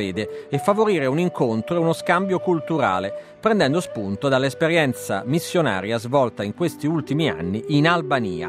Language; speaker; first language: Italian; native; Italian